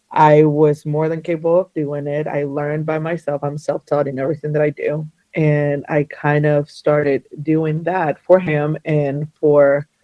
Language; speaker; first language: English; early bilingual, other home language; Spanish